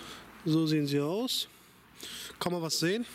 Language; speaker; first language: German; native; German